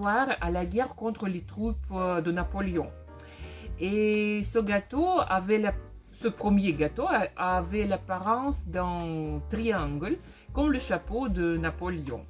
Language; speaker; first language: French; non-native, fluent; Russian